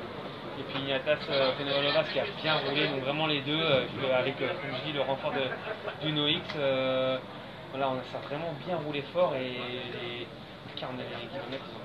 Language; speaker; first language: French; native; French